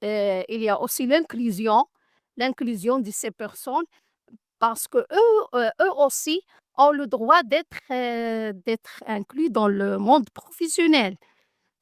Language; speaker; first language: French; non-native, learner; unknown